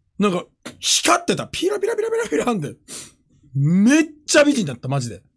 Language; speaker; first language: Japanese; native; Japanese